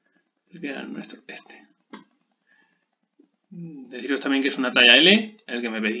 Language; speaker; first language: Spanish; native; Spanish